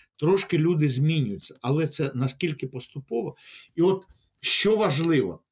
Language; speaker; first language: Ukrainian; non-native, local second language; Russian